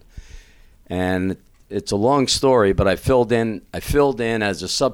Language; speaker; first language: English; native; English